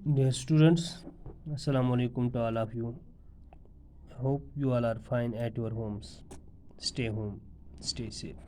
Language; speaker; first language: English; non-native, local second language; Urdu